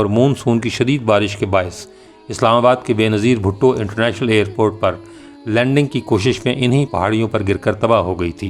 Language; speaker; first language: Urdu; native; Urdu